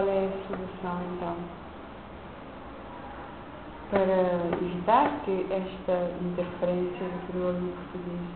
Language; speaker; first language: Portuguese; non-native, local second language; Kabuverdianu